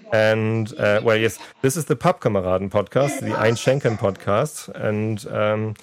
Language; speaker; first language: English; non-native, fluent; German